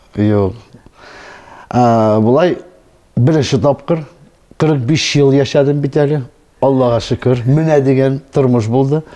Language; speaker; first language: Tatar; non-native, local second language; Russian